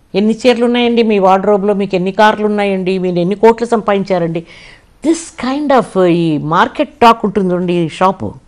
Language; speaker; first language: Telugu; non-native, local second language; English